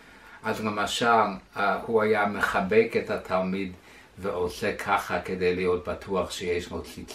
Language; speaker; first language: Hebrew; non-native, fluent; English